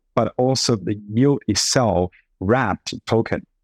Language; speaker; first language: English; non-native, fluent; Chinese